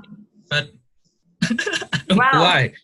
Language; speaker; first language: English; non-native, learner; Vietnamese